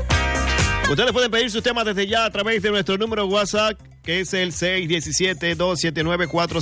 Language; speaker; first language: Spanish; native; Spanish